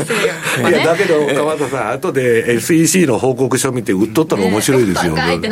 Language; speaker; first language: Japanese; native; Japanese